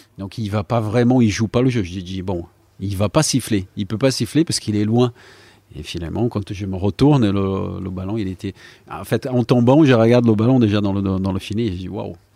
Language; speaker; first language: French; non-native, fluent; Portuguese